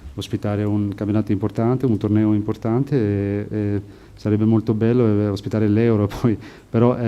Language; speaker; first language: Italian; non-native, fluent; Albanian